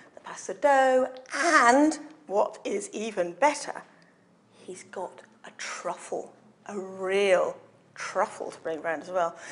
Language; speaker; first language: English; native; English